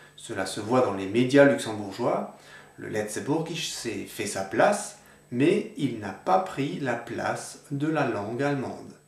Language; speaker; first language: French; native; French